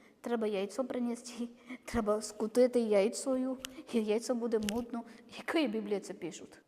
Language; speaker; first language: Ukrainian; non-native, learner; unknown